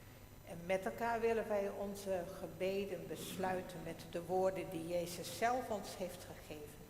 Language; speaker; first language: Dutch; non-native, local second language; Western Frisian